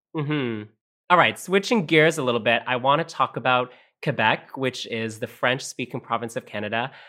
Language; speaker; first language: English; non-native, fluent; Filipino